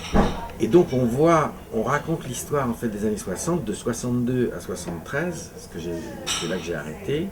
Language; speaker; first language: French; native; French